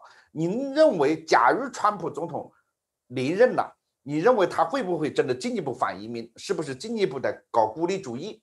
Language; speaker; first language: Chinese; native; Chinese